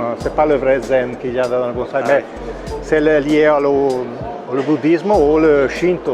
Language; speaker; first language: French; non-native, local second language; Italian